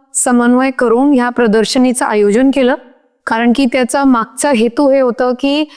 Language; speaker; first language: Marathi; non-native, local second language; Hindi